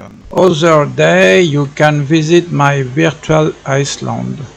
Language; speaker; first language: English; non-native, learner; French